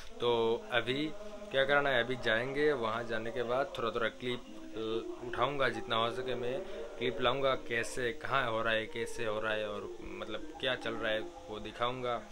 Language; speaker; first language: Hindi; non-native, local second language; Bangla